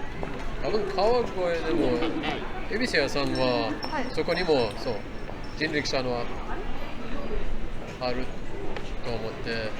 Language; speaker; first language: Japanese; non-native, fluent; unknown